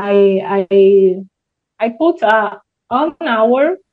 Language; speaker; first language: English; non-native, learner; Portuguese